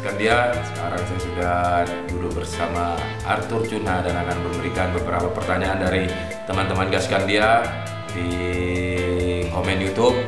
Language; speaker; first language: Indonesian; native; Indonesian